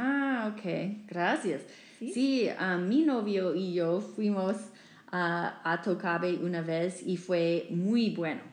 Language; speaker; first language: Spanish; non-native, fluent; English